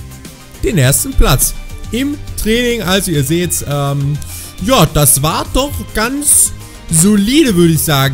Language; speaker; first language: German; native; German